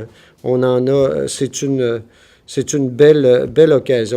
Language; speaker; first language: French; native; French